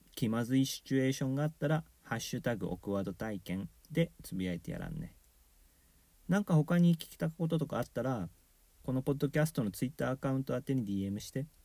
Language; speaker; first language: Japanese; native; Japanese